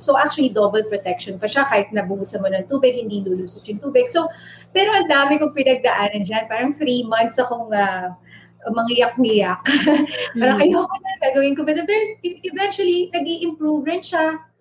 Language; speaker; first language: Filipino; non-native, local second language; Iloko